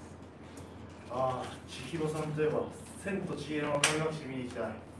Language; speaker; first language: Japanese; native; Japanese